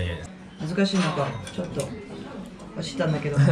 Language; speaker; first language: Japanese; non-native, learner; French